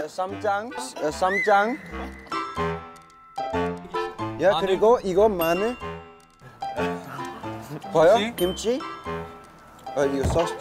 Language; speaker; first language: Korean; non-native, learner; Chinese